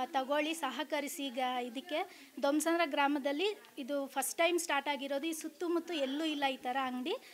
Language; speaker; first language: Kannada; native; Kannada